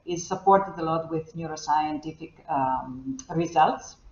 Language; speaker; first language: English; non-native, fluent; Greek